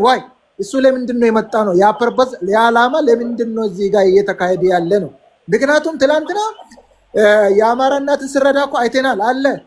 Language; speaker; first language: Amharic; non-native, local second language; Oromo